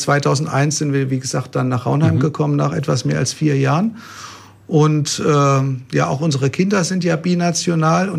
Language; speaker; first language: German; native; German